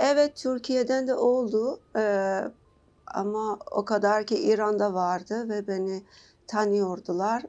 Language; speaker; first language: Turkish; non-native, learner; Persian